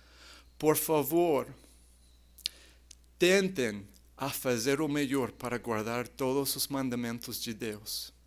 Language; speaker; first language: Portuguese; non-native, fluent; English